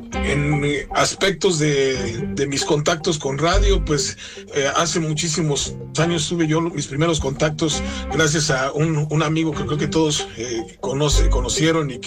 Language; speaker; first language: Spanish; native; Spanish